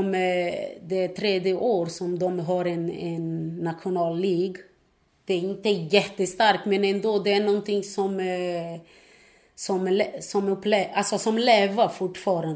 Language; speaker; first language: Swedish; non-native, fluent; Portuguese